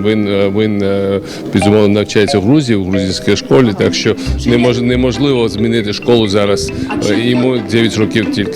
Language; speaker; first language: Ukrainian; non-native, learner; Georgian